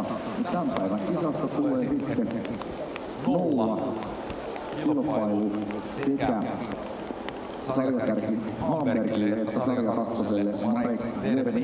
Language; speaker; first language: Finnish; native; Finnish